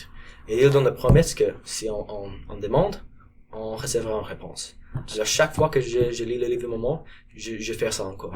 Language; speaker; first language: French; non-native, learner; English